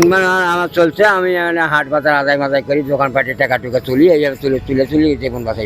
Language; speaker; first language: Bangla; native; Bangla